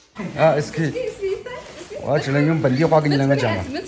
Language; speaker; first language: Chinese; native; Chinese